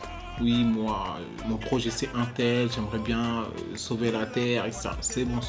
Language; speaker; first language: French; native; French